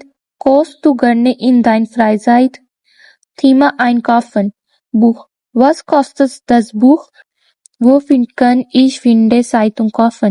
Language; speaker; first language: German; non-native, learner; Urdu